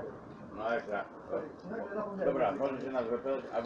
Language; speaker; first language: Polish; native; Polish